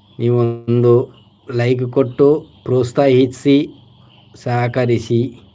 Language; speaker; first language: Kannada; non-native, local second language; Tulu